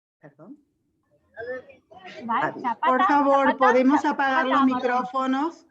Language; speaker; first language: Spanish; native; Spanish